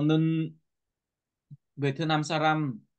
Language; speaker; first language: Korean; non-native, learner; Vietnamese